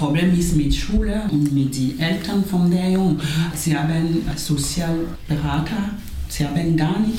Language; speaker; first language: German; non-native, fluent; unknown